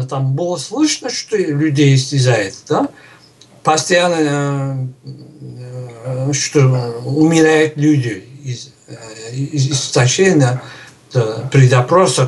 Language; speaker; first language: Russian; non-native, local second language; Uzbek